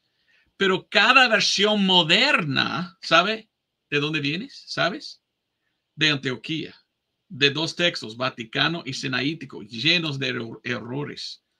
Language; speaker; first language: Spanish; non-native, fluent; English